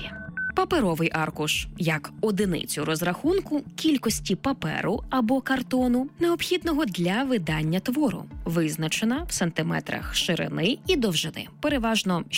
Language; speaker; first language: Ukrainian; native; Ukrainian